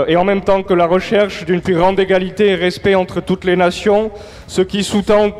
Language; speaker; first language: French; native; French